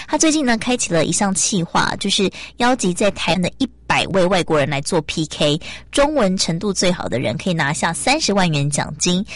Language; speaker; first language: Chinese; native; Chinese